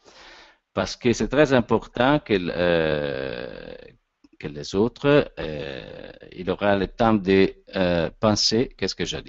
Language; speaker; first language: French; non-native, learner; Italian